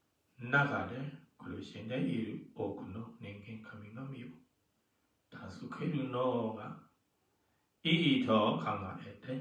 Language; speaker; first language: Japanese; non-native, fluent; Burmese